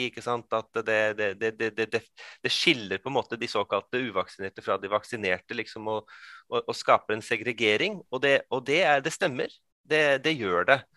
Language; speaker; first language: Norwegian; early bilingual, other home language; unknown